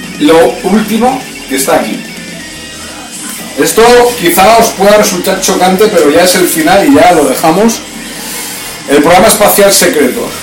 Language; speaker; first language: Spanish; native; Spanish